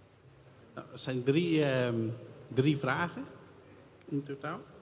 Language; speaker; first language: Dutch; early bilingual, other home language; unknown